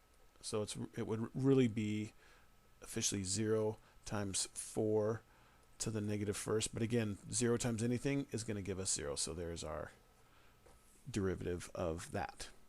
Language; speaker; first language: English; native; English